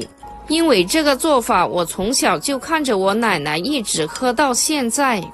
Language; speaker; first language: Chinese; native; Chinese